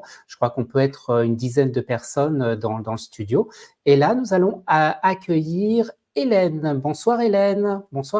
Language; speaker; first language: French; native; French